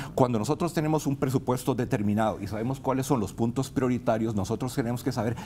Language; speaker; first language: Spanish; native; Spanish